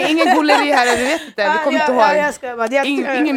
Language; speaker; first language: Swedish; native; Swedish